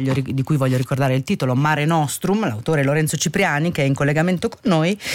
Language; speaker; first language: Italian; native; Italian